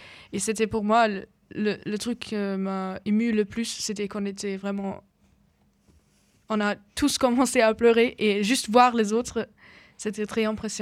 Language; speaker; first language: French; non-native, fluent; German